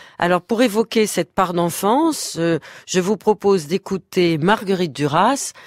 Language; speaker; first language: French; native; French